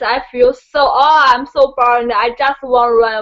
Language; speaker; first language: English; non-native, learner; Chinese